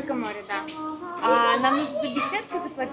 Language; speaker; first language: Russian; native; Russian